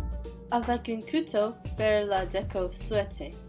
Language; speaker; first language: French; non-native, learner; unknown